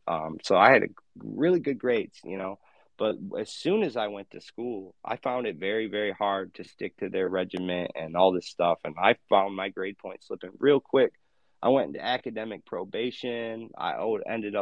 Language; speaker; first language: English; native; English